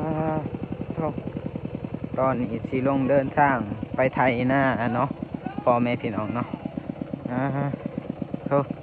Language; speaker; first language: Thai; non-native, local second language; Northeastern Thai